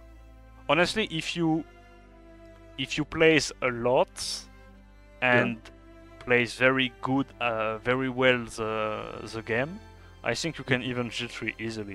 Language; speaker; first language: English; non-native, fluent; French